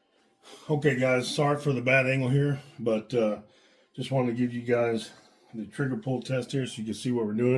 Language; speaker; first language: English; native; English